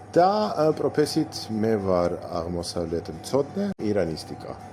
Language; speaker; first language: Georgian; non-native, learner; German